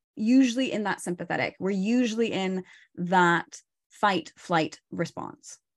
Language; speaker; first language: English; native; English